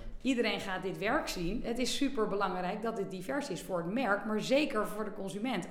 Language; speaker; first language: Dutch; native; Dutch